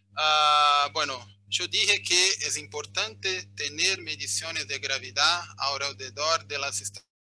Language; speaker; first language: Spanish; non-native, fluent; Portuguese